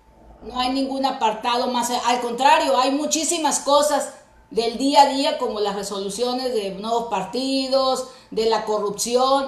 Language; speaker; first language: Spanish; native; Spanish